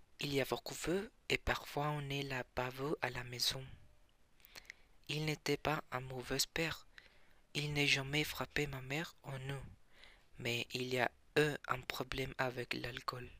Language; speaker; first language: French; non-native, learner; Spanish